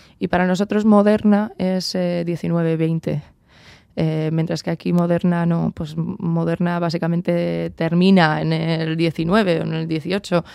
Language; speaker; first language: Spanish; early bilingual, heritage; Spanish